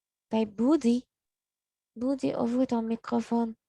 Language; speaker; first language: French; non-native, learner; Arabic